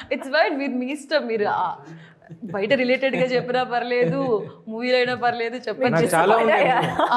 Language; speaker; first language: Telugu; native; Telugu